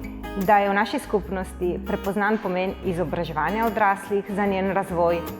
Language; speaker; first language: Slovenian; native; Slovenian